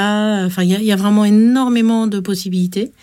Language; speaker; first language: French; native; French